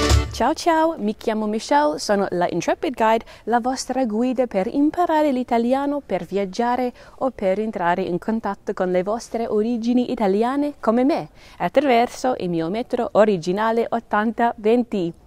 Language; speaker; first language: Italian; non-native, fluent; English